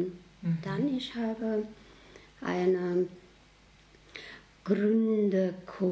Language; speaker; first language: German; non-native, learner; Mongolian